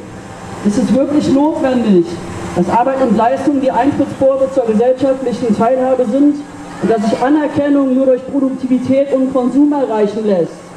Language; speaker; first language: German; native; German